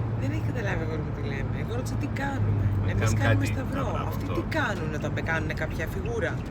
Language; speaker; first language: Greek; native; Greek